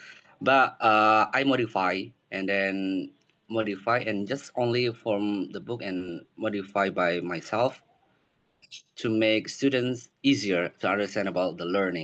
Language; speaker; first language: English; non-native, learner; Indonesian